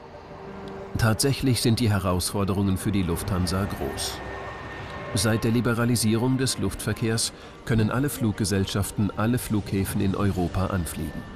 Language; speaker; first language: German; native; German